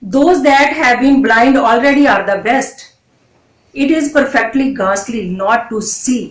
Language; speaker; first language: English; non-native, local second language; Punjabi